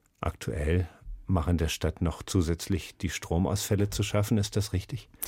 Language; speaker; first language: German; native; German